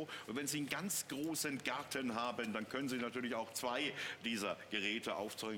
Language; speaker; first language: German; native; German